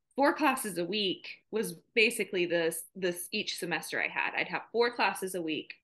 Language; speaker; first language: English; native; English